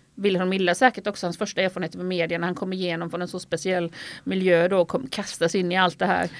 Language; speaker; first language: Swedish; native; Swedish